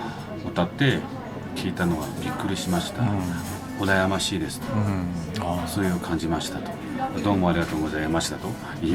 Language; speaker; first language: Japanese; non-native, fluent; Tibetan